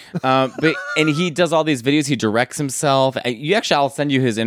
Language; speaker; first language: English; native; English